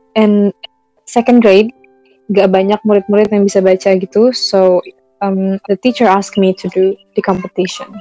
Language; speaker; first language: English; non-native, fluent; Indonesian